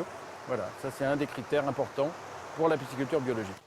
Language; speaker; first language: French; native; French